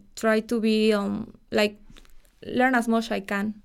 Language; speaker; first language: English; non-native, fluent; Spanish